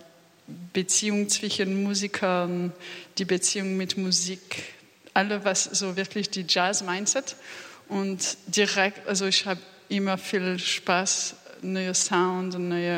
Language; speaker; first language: German; non-native, learner; French